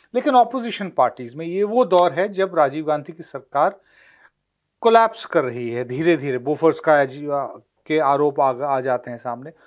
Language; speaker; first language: Hindi; native; Hindi